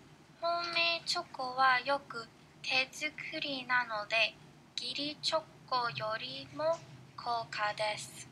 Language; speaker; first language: Japanese; non-native, learner; English